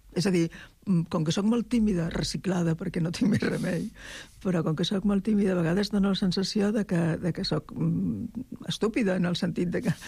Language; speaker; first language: Catalan; native; Catalan